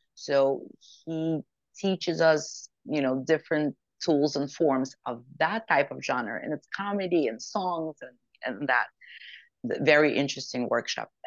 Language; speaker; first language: English; non-native, fluent; Ukrainian